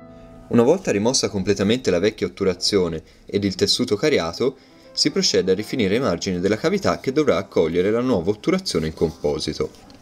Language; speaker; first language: Italian; native; Italian